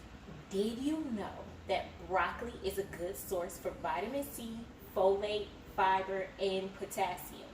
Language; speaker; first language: English; native; English